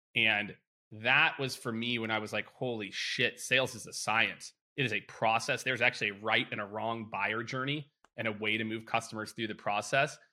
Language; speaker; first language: English; native; English